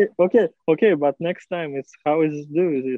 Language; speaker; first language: English; non-native, learner; Russian